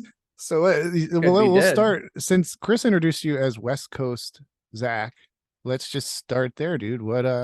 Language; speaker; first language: English; native; English